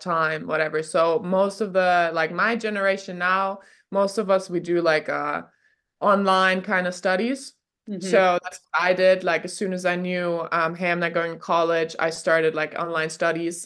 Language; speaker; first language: English; non-native, fluent; German